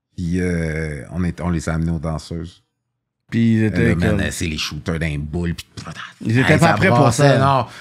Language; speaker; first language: French; native; French